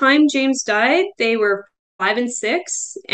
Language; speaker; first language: English; native; English